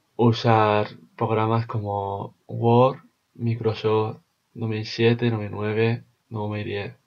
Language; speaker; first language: Spanish; native; Spanish